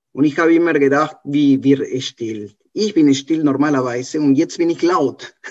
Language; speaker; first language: German; non-native, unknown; Spanish